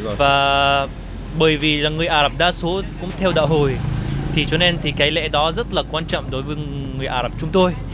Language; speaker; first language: Vietnamese; non-native, fluent; Arabic